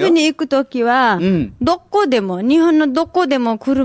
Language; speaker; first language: Japanese; non-native, learner; Nepali